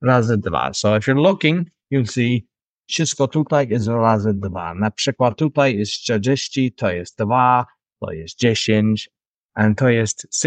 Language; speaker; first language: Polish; non-native, learner; English